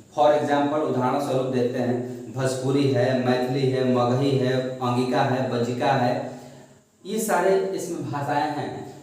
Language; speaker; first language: Hindi; non-native, local second language; Bhojpuri